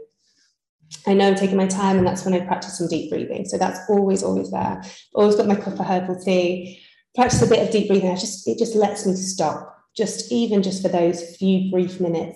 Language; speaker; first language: English; native; English